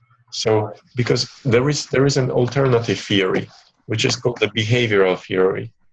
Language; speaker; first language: English; non-native, fluent; Polish